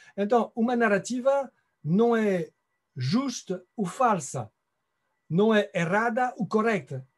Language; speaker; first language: Portuguese; non-native, fluent; French